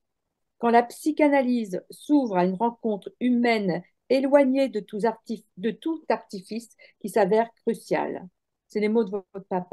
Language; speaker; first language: French; native; French